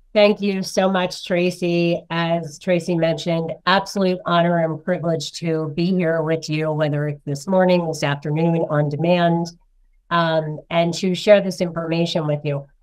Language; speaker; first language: English; native; English